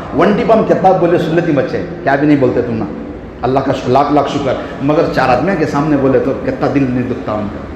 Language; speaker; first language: Urdu; native; Urdu